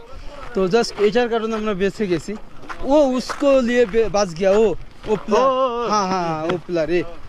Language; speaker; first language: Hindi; non-native, learner; Bangla